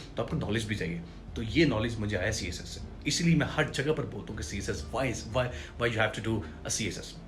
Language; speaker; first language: Urdu; non-native, local second language; Punjabi